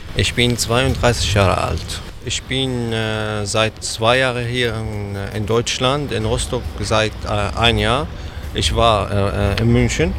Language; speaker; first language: German; non-native, learner; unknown